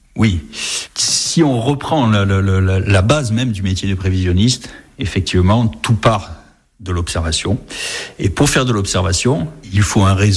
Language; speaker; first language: French; native; French